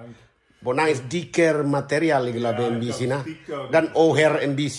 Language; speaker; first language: German; non-native, learner; Indonesian